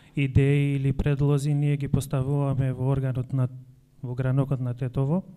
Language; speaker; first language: Macedonian; non-native, local second language; Albanian